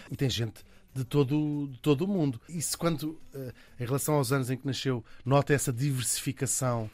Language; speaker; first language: Portuguese; native; Portuguese